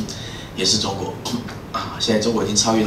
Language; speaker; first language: Chinese; native; Chinese